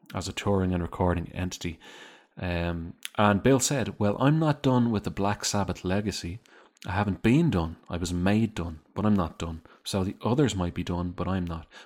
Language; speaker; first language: English; native; English